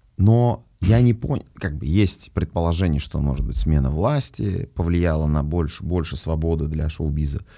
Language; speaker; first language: Russian; non-native, local second language; Uzbek